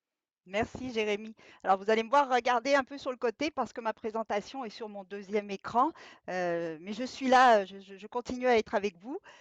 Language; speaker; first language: French; native; French